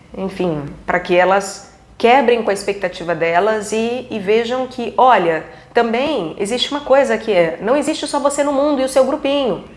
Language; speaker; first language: Portuguese; native; Portuguese